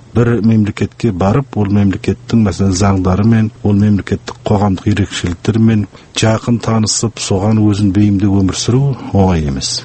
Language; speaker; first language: Kazakh; early bilingual, heritage; Kazakh